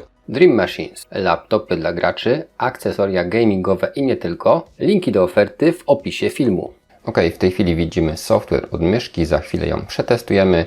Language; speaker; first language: Polish; native; Polish